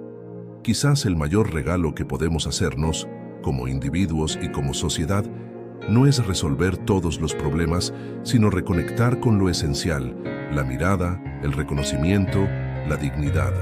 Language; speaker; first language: Spanish; native; Spanish